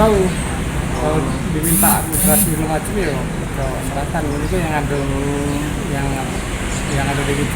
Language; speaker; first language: Indonesian; native; Indonesian